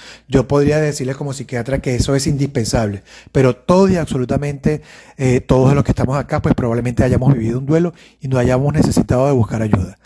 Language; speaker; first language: Spanish; native; Spanish